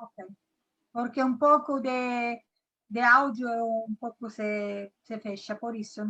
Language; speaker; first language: Portuguese; non-native, learner; Italian